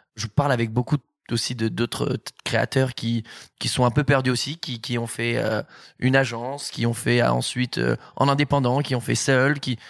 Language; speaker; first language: French; native; French